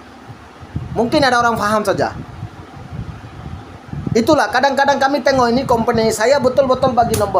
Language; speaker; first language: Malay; non-native, learner; Bangla